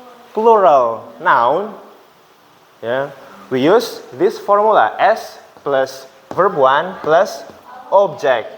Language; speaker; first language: English; non-native, fluent; Indonesian